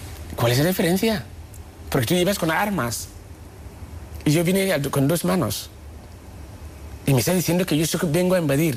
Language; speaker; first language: Spanish; non-native, fluent; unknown